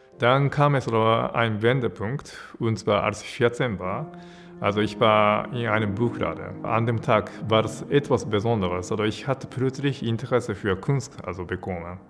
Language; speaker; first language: German; non-native, fluent; Japanese